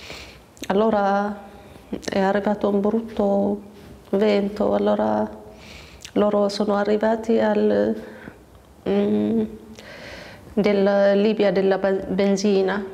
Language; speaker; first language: Italian; non-native, learner; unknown